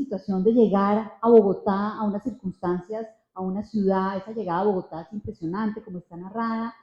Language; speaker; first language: Spanish; native; Spanish